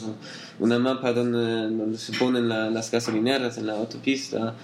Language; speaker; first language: Spanish; non-native, learner; German